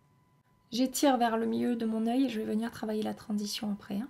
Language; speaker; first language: French; native; French